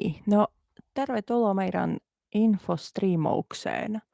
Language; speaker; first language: Finnish; non-native, learner; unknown